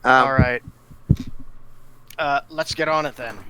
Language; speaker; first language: English; native; English